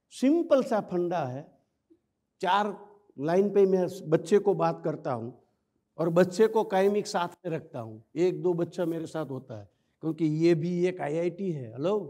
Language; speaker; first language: Hindi; non-native, local second language; Gujarati